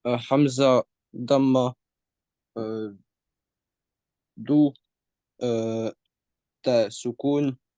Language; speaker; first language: Arabic; non-native, learner; Estonian